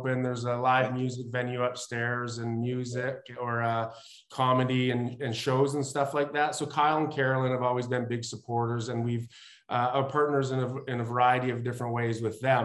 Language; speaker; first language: English; native; English